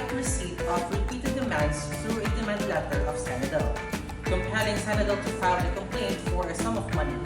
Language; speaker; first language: English; non-native, local second language; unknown